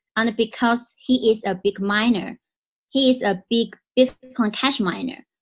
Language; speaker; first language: English; non-native, fluent; Chinese